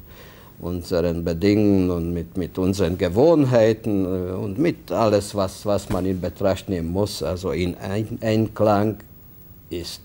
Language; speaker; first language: German; non-native, fluent; Hungarian